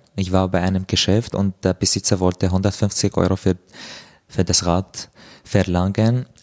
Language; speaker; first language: German; non-native, fluent; Arabic